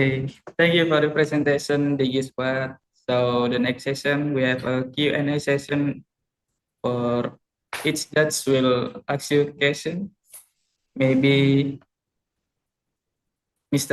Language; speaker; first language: English; non-native, learner; Indonesian